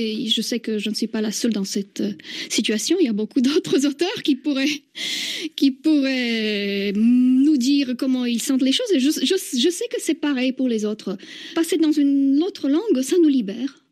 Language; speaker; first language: French; non-native, fluent; Slovak